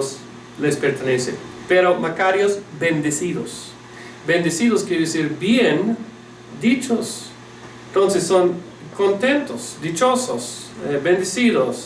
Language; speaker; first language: Spanish; non-native, fluent; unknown